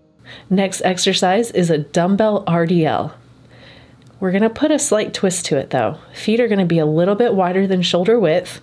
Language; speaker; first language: English; native; English